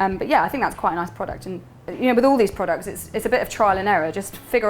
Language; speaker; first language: English; native; English